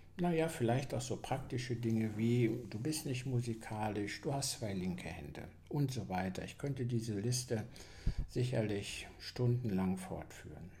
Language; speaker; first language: German; native; German